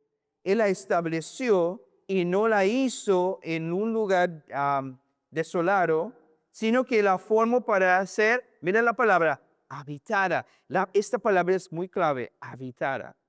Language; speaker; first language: Spanish; non-native, learner; English